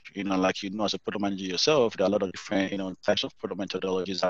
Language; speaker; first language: English; non-native, local second language; Yoruba